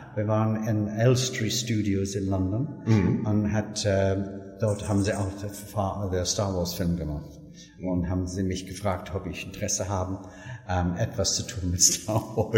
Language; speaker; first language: German; non-native, learner; English